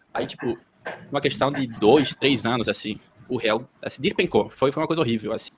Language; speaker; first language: Portuguese; early bilingual, heritage; Portuguese